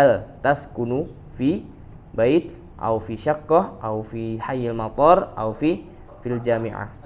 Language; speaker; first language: Arabic; non-native, fluent; Indonesian